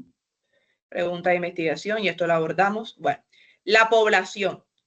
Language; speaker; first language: Spanish; native; Spanish